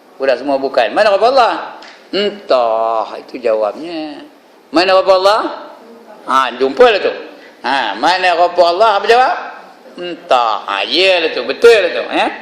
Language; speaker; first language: Malay; native; Malay